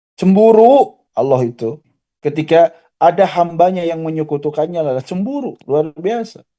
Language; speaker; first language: Indonesian; native; Indonesian